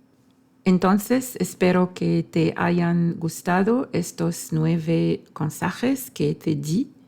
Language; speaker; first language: Spanish; non-native, fluent; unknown